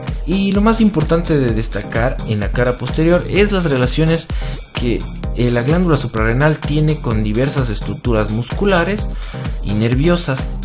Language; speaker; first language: Spanish; native; Spanish